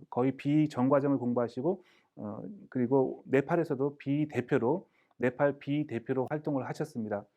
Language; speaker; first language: Korean; native; Korean